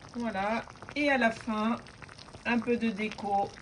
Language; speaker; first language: French; non-native, local second language; Arabic